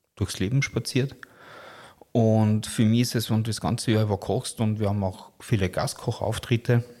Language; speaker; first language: German; native; German